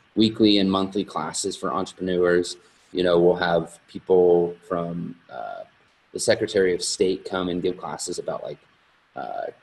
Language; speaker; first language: English; native; English